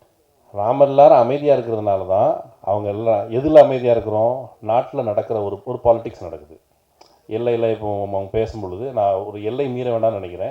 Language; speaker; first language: Tamil; native; Tamil